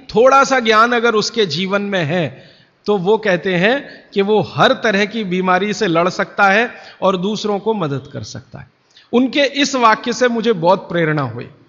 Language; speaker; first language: Hindi; native; Hindi